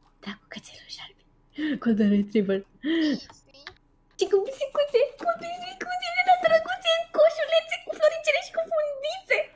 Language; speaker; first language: Romanian; native; Romanian